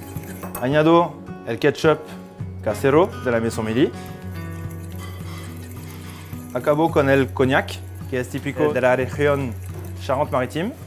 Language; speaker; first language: Spanish; non-native, fluent; French